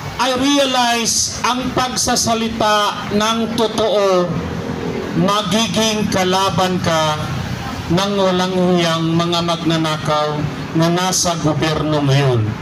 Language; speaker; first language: Filipino; non-native, local second language; Cebuano